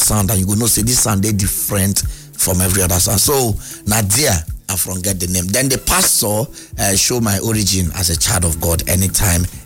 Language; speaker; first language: English; non-native, local second language; Igbo